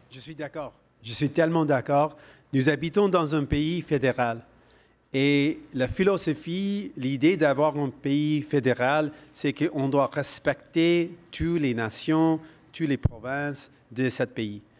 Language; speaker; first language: French; non-native, fluent; Punjabi